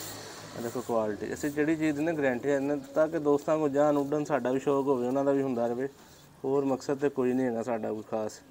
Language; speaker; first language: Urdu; non-native, local second language; Punjabi